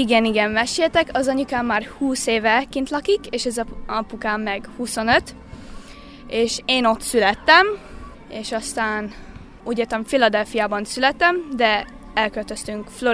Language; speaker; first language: Hungarian; early bilingual, heritage; Hungarian